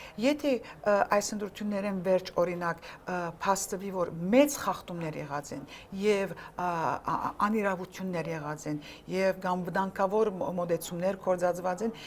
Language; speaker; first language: Armenian; early bilingual, heritage; Armenian